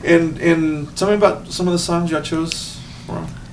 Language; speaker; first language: English; early bilingual, other home language; Spanish